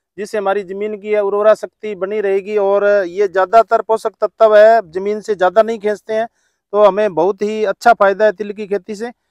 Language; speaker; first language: Hindi; native; Hindi